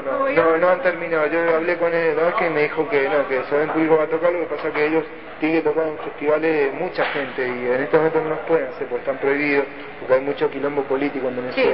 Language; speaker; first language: Spanish; native; Spanish